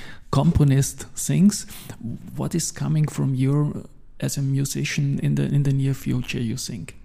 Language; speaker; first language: English; non-native, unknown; German